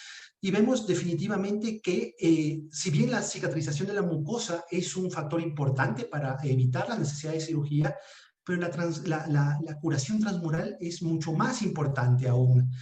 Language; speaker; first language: Spanish; native; Spanish